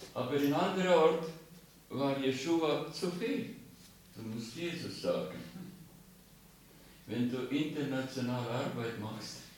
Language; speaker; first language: German; non-native, fluent; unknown